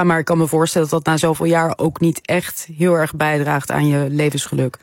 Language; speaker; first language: Dutch; native; Dutch